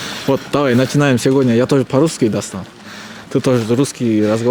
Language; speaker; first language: Russian; non-native, local second language; Kyrgyz